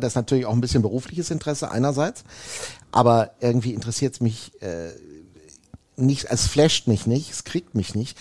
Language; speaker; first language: German; native; German